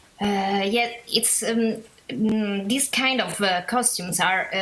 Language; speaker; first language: English; non-native, learner; Italian